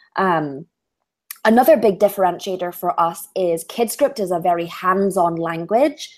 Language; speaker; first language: English; native; English